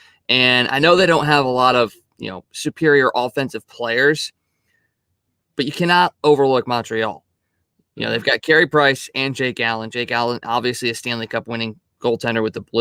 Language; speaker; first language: English; native; English